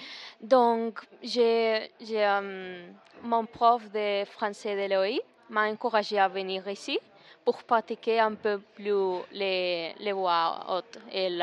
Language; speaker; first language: French; non-native, learner; Catalan